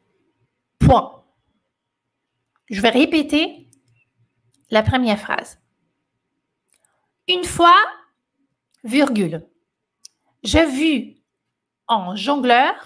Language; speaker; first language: French; non-native, fluent; Portuguese